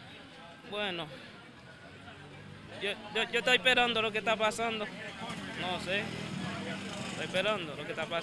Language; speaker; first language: Spanish; non-native, learner; Haitian Creole